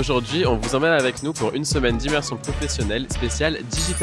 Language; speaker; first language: French; native; French